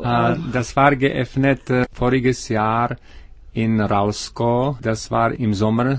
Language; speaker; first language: German; non-native, learner; Czech